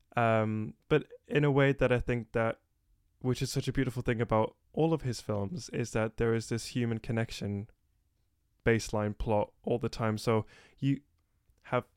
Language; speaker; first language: English; native; English